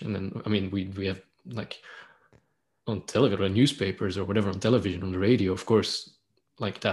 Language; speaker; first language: English; non-native, fluent; Dutch